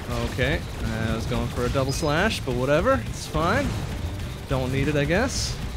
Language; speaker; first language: English; native; English